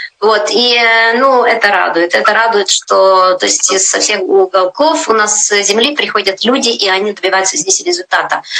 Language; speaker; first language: Russian; native; Russian